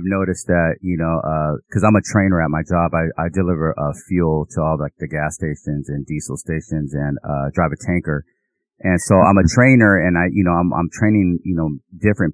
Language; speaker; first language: English; native; English